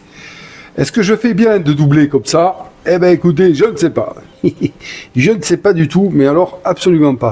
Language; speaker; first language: French; native; French